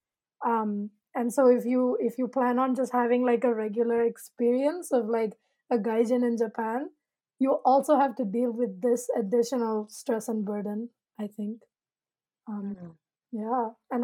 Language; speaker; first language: English; non-native, local second language; Malayalam